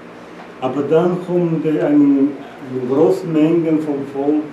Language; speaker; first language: German; non-native, learner; Portuguese